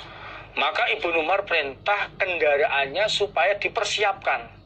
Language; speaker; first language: Indonesian; non-native, local second language; Javanese